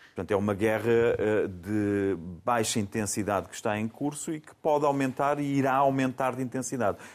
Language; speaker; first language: Portuguese; native; Portuguese